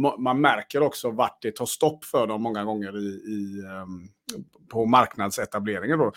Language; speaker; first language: Swedish; native; Swedish